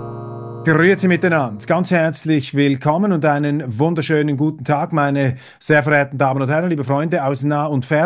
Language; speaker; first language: German; native; German